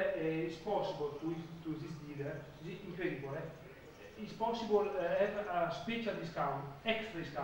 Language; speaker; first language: English; non-native, learner; Italian